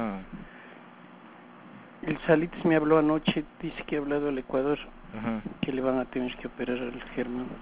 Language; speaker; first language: Spanish; native; Spanish